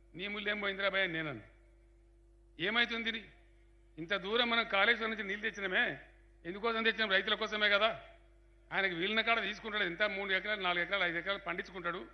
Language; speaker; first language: Telugu; native; Telugu